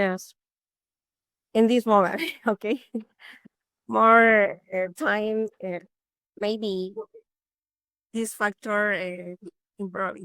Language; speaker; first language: English; non-native, learner; Spanish